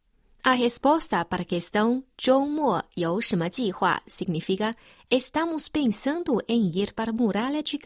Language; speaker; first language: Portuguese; non-native, fluent; Chinese